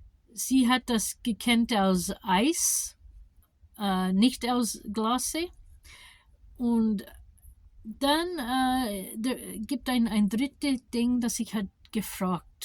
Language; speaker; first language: German; non-native, learner; English